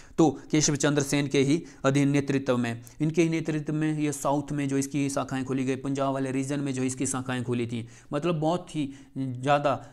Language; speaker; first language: Hindi; native; Hindi